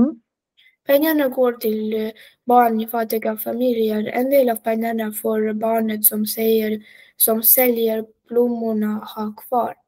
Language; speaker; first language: Swedish; non-native, learner; Russian